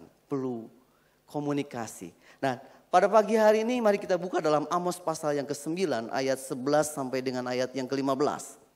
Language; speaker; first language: Indonesian; native; Indonesian